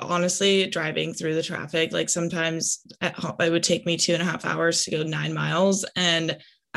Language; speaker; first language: English; native; English